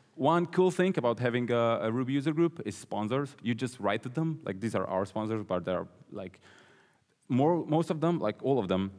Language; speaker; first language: English; non-native, fluent; Slovenian